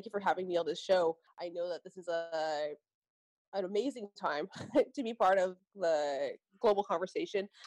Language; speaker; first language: English; native; English